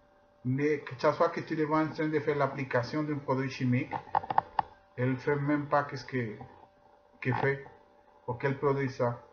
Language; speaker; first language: French; non-native, fluent; Spanish